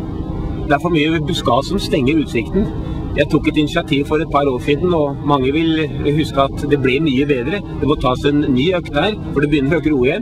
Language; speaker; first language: Norwegian; native; Norwegian